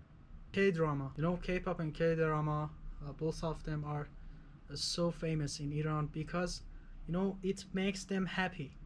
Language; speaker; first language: English; non-native, fluent; Persian